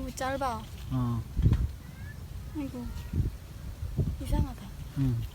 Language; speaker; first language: Korean; non-native, learner; Khmer